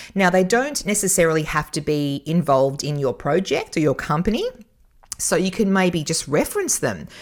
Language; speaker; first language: English; native; English